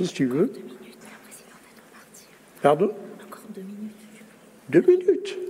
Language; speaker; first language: Spanish; early bilingual, heritage; Spanish